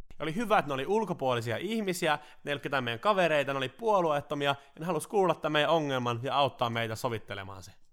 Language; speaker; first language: Finnish; native; Finnish